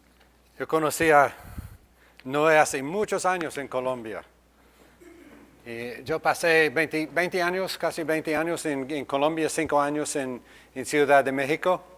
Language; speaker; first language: Spanish; non-native, fluent; English